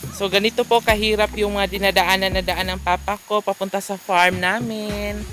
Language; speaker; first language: Filipino; non-native, local second language; Cebuano